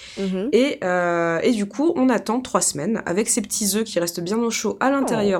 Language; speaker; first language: French; native; French